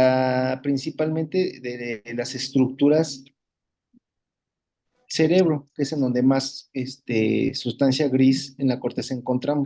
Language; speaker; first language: Spanish; native; Spanish